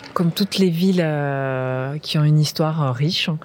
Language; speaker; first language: French; native; French